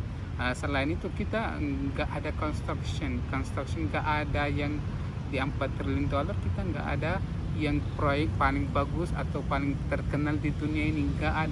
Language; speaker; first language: Indonesian; non-native, fluent; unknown